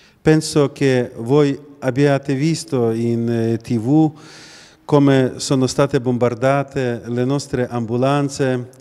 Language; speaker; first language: Italian; non-native, learner; Ukrainian